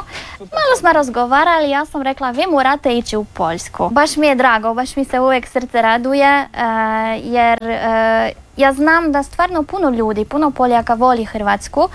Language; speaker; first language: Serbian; non-native, learner; Polish